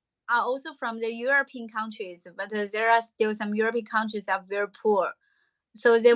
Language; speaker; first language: English; non-native, learner; Chinese